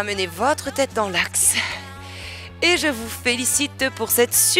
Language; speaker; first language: French; native; French